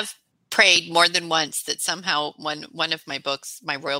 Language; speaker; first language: English; native; English